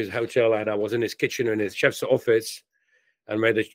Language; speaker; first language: English; non-native, local second language; Hindi